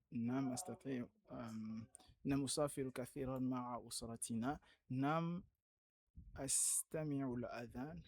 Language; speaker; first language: Arabic; non-native, fluent; French